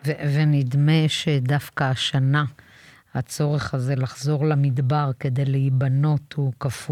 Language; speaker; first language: Hebrew; native; Hebrew